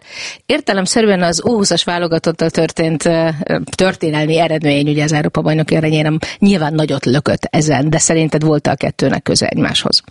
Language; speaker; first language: Hungarian; native; Hungarian